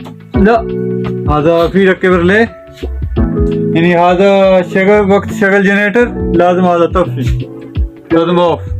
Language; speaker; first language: Arabic; non-native, learner; Hindi